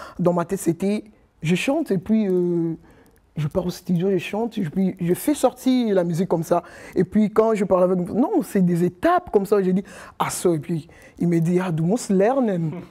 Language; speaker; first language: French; non-native, local second language; Lingala